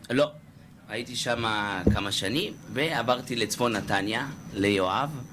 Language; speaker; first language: Hebrew; native; Hebrew